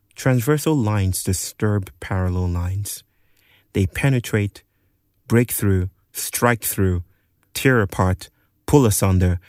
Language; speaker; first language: English; non-native, local second language; Yoruba